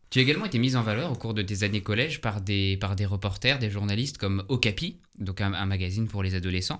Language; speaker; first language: French; native; French